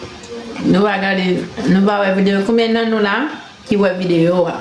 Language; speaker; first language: French; non-native, learner; Haitian Creole